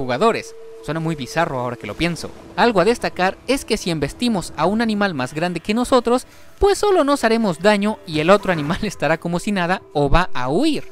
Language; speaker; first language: Spanish; native; Spanish